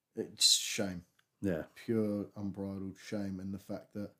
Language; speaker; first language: English; native; English